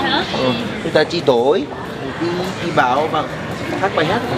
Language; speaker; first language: Vietnamese; non-native, learner; Korean